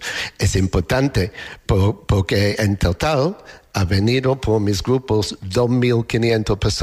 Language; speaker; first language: Spanish; non-native, learner; English